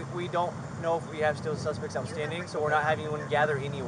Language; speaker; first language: English; native; English